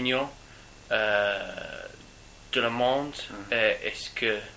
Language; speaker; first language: French; non-native, learner; English